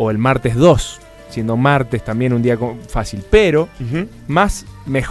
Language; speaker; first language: Spanish; native; Spanish